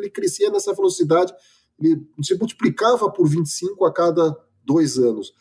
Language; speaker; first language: Portuguese; native; Portuguese